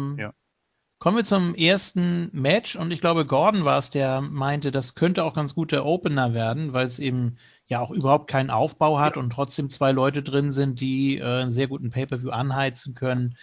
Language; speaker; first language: German; native; German